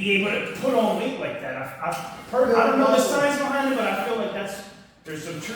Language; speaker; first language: English; native; English